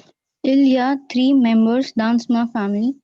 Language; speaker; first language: French; non-native, learner; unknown